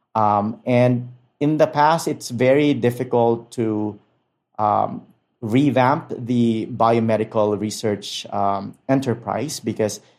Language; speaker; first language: English; non-native, local second language; Filipino